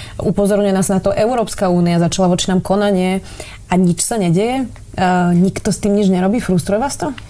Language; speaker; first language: Slovak; native; Slovak